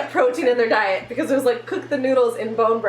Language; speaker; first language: English; native; English